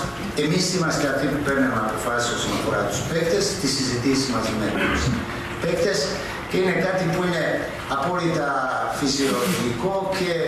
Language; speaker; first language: Greek; non-native, fluent; Serbian